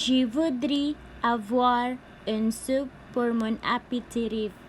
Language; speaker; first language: French; non-native, learner; Cebuano